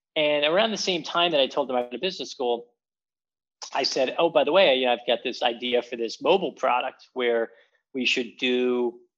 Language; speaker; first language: English; native; English